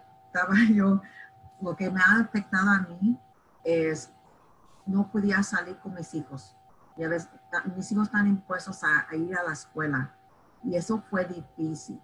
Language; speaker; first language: Spanish; early bilingual, heritage; Spanish